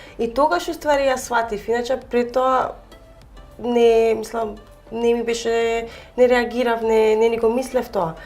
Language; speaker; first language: Macedonian; early bilingual, heritage; Macedonian